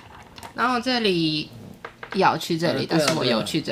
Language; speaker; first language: Chinese; non-native, learner; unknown